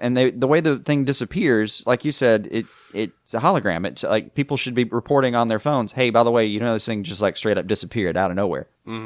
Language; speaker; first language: English; native; English